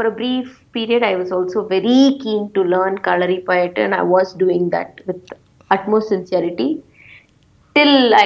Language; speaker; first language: English; non-native, local second language; Tamil